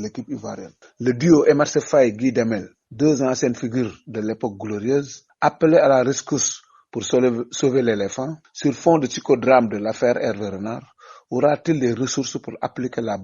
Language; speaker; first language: French; non-native, local second language; Wolof